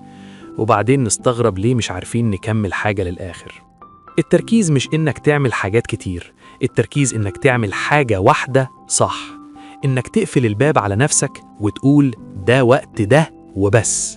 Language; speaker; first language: Arabic; native; Arabic